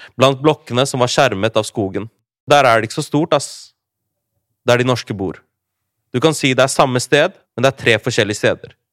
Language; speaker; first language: Norwegian; early bilingual, other home language; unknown